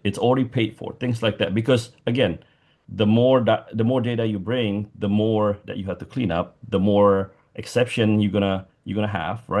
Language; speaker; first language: English; non-native, fluent; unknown